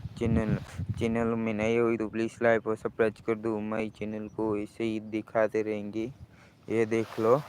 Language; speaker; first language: Hindi; non-native, local second language; Gujarati